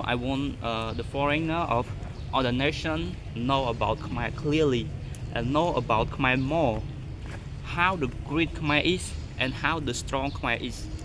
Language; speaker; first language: English; non-native, learner; Khmer